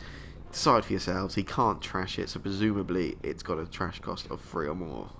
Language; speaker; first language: English; native; English